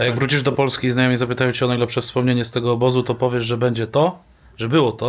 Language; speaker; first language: Polish; native; Polish